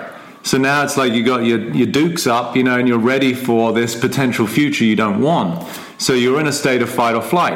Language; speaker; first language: English; native; English